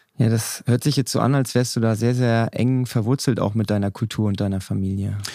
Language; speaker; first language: German; native; German